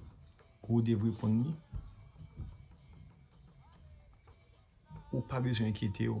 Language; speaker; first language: French; non-native, local second language; Haitian Creole